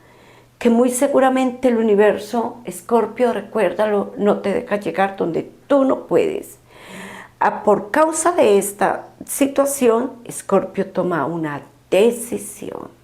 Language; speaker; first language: Spanish; native; Spanish